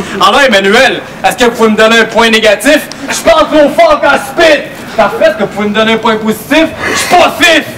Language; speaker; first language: French; native; French